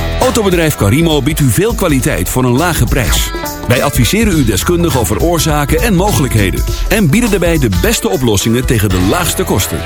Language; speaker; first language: Dutch; native; Dutch